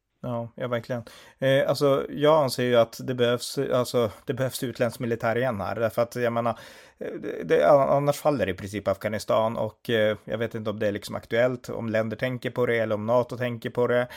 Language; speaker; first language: Swedish; native; Swedish